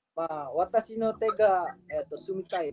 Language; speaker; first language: Japanese; non-native, local second language; Indonesian